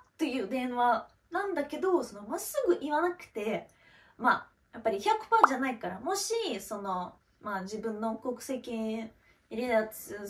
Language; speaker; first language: Japanese; non-native, fluent; Russian